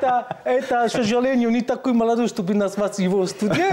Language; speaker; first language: Russian; non-native, fluent; Italian